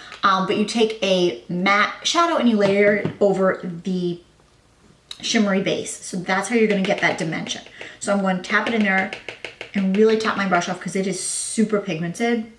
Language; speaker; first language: English; native; English